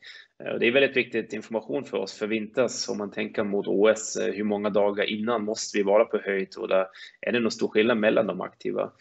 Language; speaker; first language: Swedish; non-native, fluent; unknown